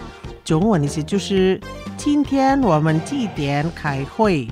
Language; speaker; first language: Chinese; early bilingual, heritage; Chinese